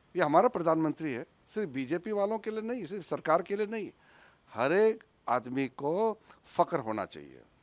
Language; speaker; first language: Hindi; non-native, local second language; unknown